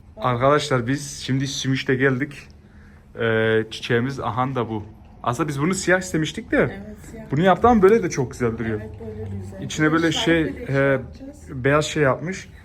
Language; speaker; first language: Turkish; early bilingual, heritage; Turkish